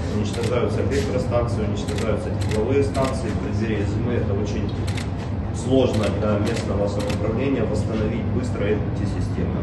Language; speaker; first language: Russian; non-native, local second language; Ukrainian